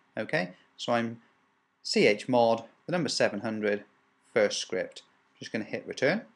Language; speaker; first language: English; native; English